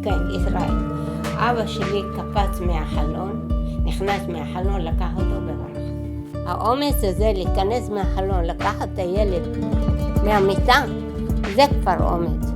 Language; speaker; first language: Hebrew; early bilingual, other home language; Arabic